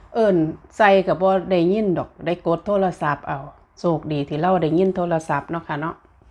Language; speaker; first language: Thai; native; Thai